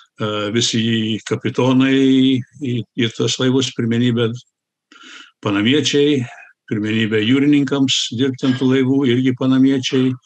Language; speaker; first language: Lithuanian; early bilingual, heritage; Lithuanian